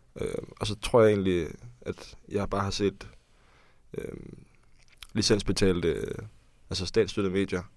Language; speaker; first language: Danish; native; Danish